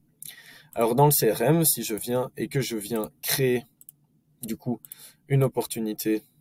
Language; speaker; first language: French; native; French